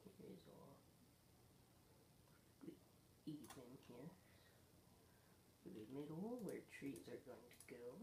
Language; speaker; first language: English; native; English